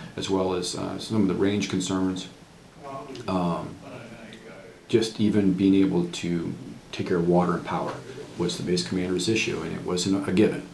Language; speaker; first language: English; native; English